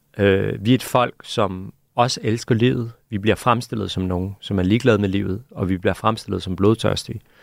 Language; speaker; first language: Danish; early bilingual, other home language; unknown